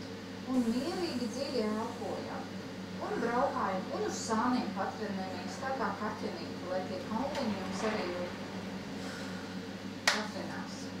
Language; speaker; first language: Latvian; native; Latvian